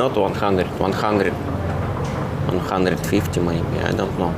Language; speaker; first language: English; non-native, learner; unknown